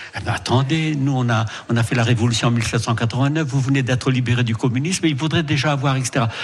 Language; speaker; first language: French; native; French